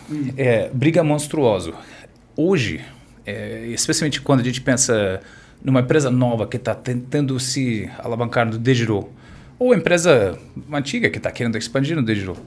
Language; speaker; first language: Portuguese; non-native, fluent; English